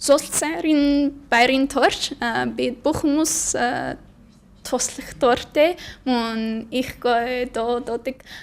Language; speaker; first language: Mongolian; non-native, learner; English